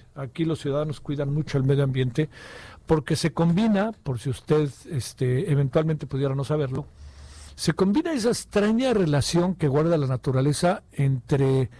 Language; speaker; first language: Spanish; native; Spanish